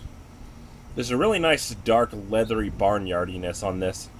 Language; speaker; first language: English; native; English